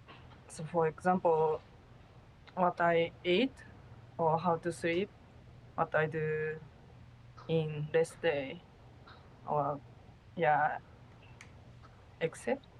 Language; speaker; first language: English; non-native, learner; Japanese